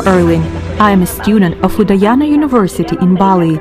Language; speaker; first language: English; non-native, fluent; Vietnamese